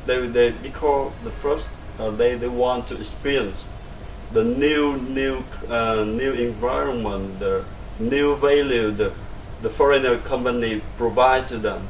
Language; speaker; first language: English; non-native, learner; Vietnamese